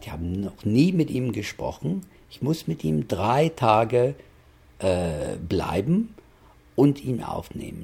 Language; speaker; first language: German; non-native, fluent; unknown